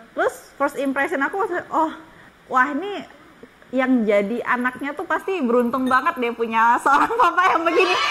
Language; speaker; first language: Indonesian; native; Indonesian